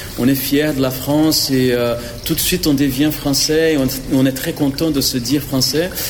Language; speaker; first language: French; non-native, fluent; Portuguese